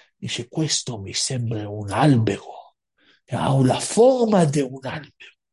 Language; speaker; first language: Italian; non-native, fluent; Hebrew